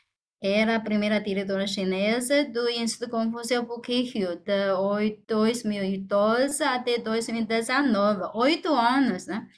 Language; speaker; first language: Portuguese; non-native, fluent; Chinese